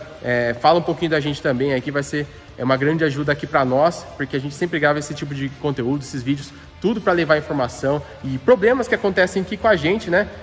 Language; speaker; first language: Portuguese; native; Portuguese